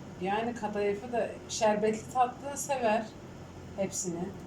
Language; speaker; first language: Turkish; native; Turkish